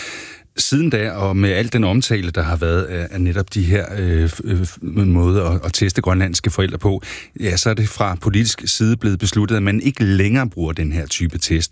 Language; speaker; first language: Danish; native; Danish